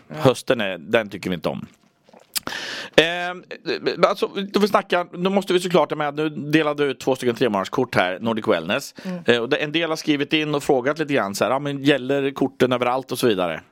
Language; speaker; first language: Swedish; native; Swedish